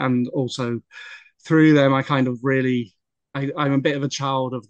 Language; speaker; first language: English; native; English